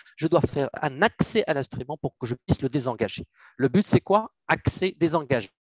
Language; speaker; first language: French; non-native, local second language; Arabic